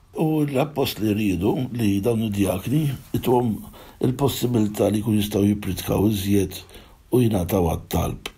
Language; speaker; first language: Maltese; native; Maltese